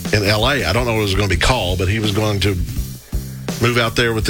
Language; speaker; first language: English; native; English